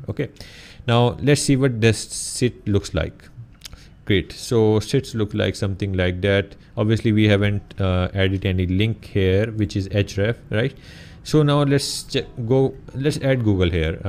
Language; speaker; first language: English; non-native, local second language; Urdu